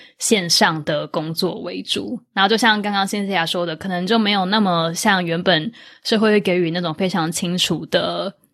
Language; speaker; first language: Chinese; native; Chinese